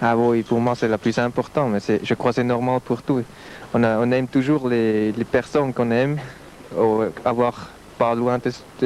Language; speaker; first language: French; non-native, fluent; Swiss German